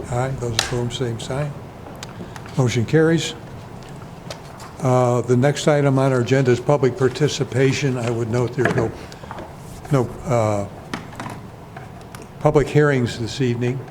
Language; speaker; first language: English; native; English